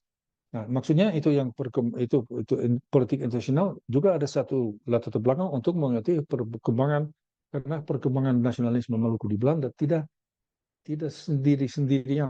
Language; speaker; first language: Indonesian; non-native, learner; Dutch